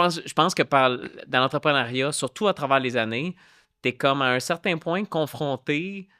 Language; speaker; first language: French; native; French